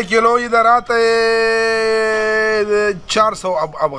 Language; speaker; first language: Hindi; non-native, learner; Pashto